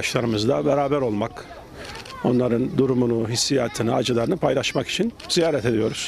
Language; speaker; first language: Turkish; native; Turkish